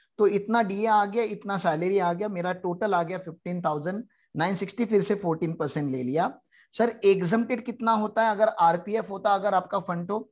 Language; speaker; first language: Hindi; native; Hindi